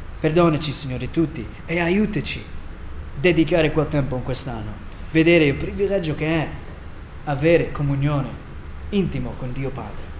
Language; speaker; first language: Italian; non-native, fluent; English